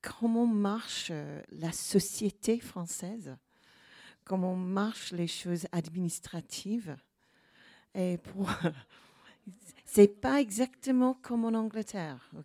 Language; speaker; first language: French; non-native, learner; English